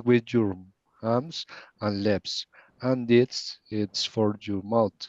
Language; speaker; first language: English; non-native, learner; Spanish